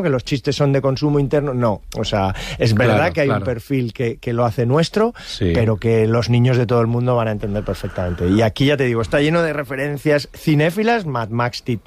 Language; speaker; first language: Spanish; native; Spanish